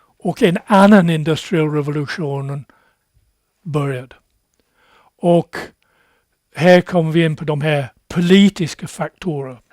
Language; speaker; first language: Swedish; non-native, fluent; English